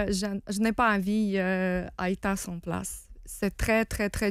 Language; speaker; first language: French; non-native, learner; Ukrainian